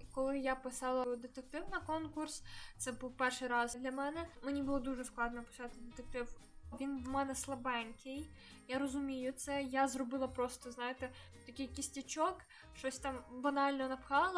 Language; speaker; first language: Ukrainian; native; Ukrainian